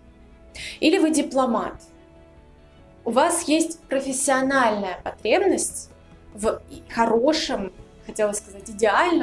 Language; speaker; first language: Russian; native; Russian